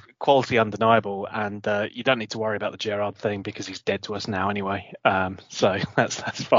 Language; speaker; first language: English; native; English